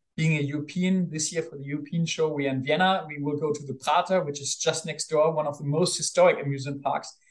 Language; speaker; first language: English; non-native, fluent; German